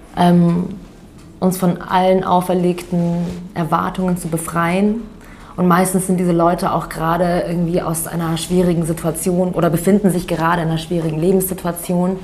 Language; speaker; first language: German; early bilingual, other home language; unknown